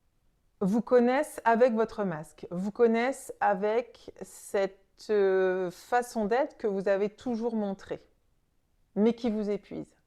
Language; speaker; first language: French; native; French